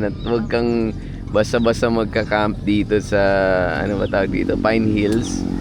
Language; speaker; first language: Filipino; native; Filipino